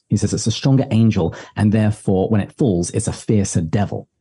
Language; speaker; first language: English; native; English